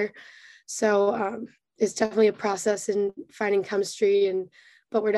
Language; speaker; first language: English; native; English